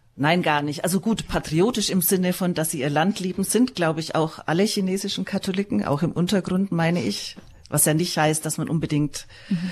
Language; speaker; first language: German; native; German